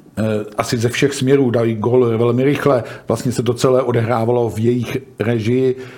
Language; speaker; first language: Czech; native; Czech